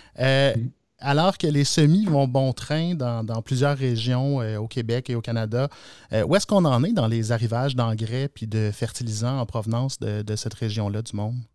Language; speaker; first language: French; native; French